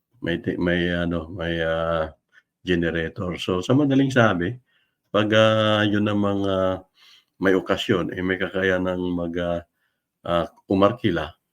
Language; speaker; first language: Filipino; non-native, local second language; Cebuano